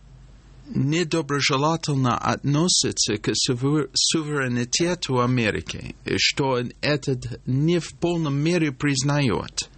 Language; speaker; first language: Russian; non-native, fluent; English